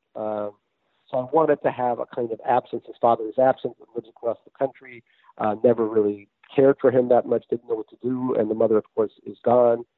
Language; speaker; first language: English; native; English